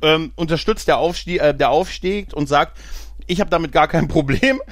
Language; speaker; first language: German; native; German